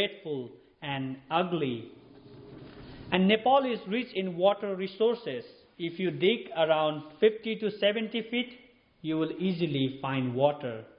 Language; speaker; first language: English; non-native, local second language; Nepali